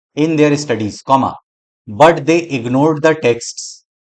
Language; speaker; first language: English; non-native, local second language; Hindi